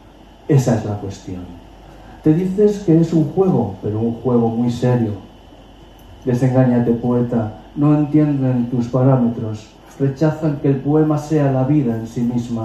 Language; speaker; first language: Spanish; native; Spanish